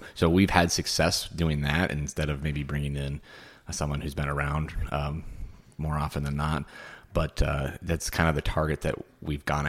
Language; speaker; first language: English; native; English